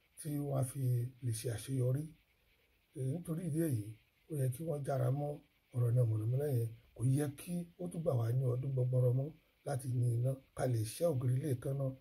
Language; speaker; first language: Yoruba; native; Yoruba